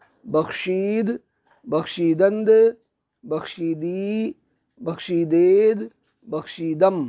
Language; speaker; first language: Persian; non-native, fluent; Urdu